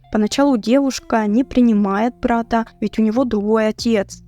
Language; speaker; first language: Russian; native; Russian